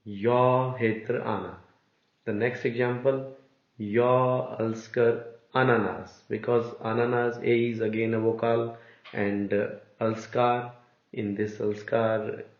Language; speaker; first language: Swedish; non-native, learner; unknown